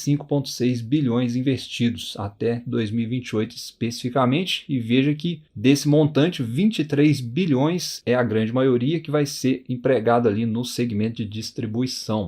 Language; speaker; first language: Portuguese; native; Portuguese